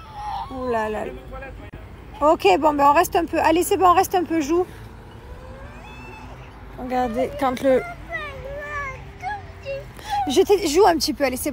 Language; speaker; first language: French; native; French